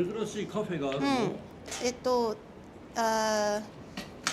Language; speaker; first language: Japanese; native; Japanese